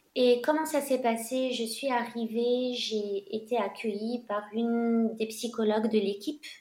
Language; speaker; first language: French; non-native, local second language; Arabic